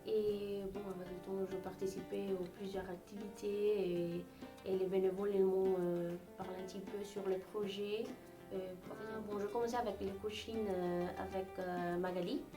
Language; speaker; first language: French; non-native, fluent; Spanish